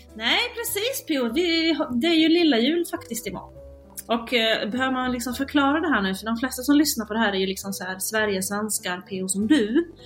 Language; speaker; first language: Swedish; native; Swedish